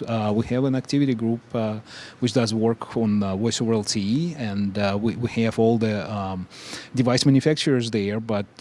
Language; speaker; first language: English; non-native, fluent; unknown